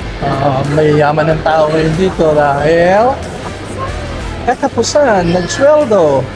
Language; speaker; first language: Filipino; native; Filipino